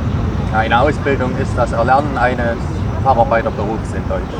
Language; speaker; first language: German; native; German